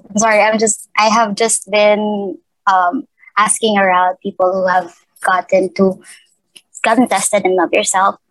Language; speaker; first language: English; non-native, local second language; Cebuano